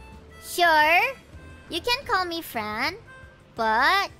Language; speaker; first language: English; non-native, fluent; Indonesian